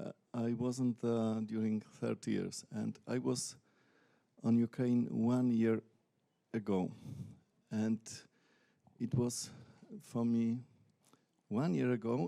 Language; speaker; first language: English; non-native, learner; Polish